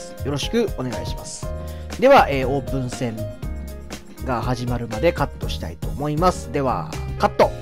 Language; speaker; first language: Japanese; native; Japanese